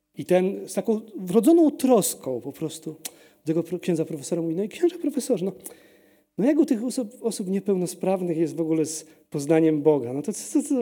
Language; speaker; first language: Polish; early bilingual, heritage; Polish